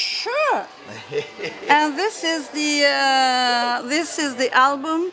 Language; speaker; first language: English; non-native, fluent; Italian